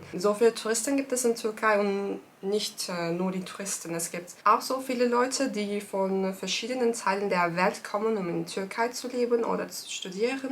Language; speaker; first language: German; non-native, fluent; Turkish